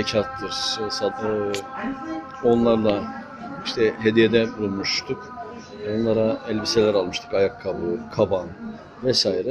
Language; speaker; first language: Turkish; native; Turkish